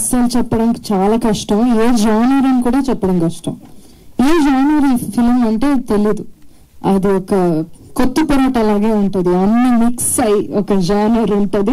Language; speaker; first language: Telugu; non-native, fluent; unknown